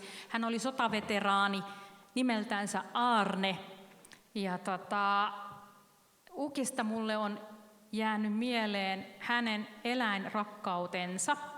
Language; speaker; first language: Finnish; native; Finnish